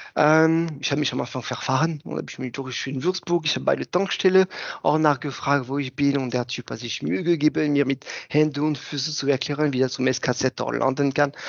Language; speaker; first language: German; non-native, fluent; French